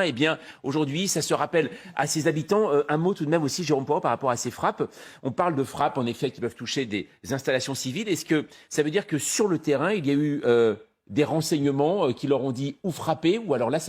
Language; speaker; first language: French; native; French